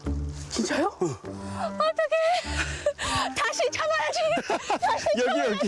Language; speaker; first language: Korean; non-native, learner; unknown